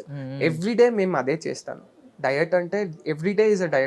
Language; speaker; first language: Telugu; non-native, learner; Kannada